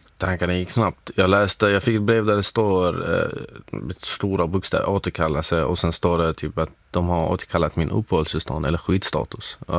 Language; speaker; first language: Swedish; non-native, fluent; Arabic